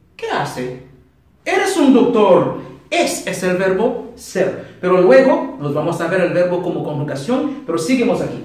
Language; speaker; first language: Spanish; non-native, learner; Haitian Creole